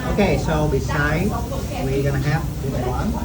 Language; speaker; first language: English; non-native, fluent; Vietnamese